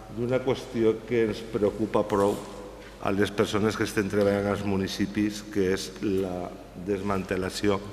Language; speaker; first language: Catalan; non-native, local second language; Spanish